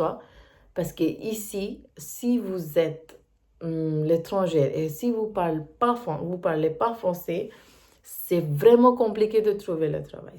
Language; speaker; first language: French; non-native, learner; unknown